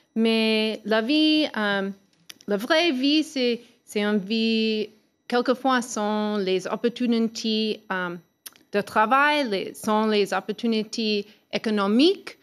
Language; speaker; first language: French; non-native, learner; English